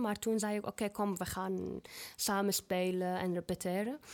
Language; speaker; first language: Dutch; non-native, fluent; Arabic